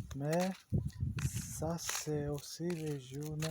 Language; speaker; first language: French; non-native, learner; Portuguese